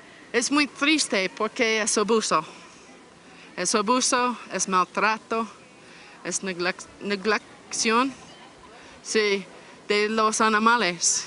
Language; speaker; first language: Spanish; non-native, learner; English